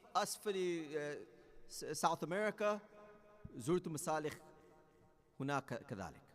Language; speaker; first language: Arabic; non-native, fluent; English